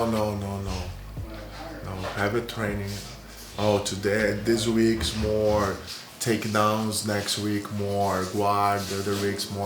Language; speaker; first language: English; non-native, learner; Portuguese